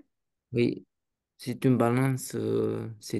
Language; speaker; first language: French; non-native, learner; Romanian